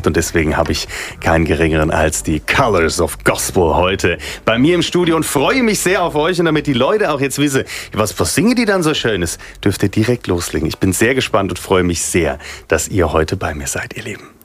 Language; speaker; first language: German; native; German